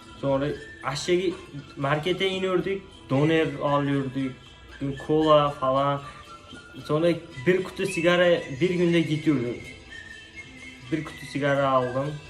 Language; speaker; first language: Turkish; non-native, learner; Uzbek